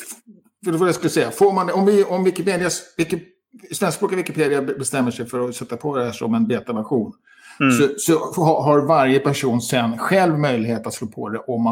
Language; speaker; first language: Swedish; native; Swedish